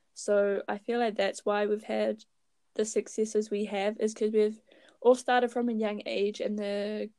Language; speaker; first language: English; native; English